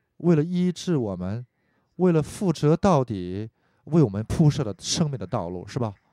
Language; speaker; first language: Chinese; non-native, fluent; Korean